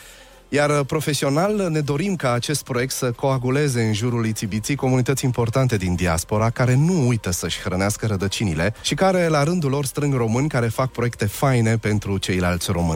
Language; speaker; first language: Romanian; native; Romanian